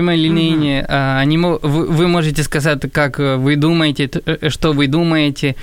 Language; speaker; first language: Russian; non-native, fluent; Spanish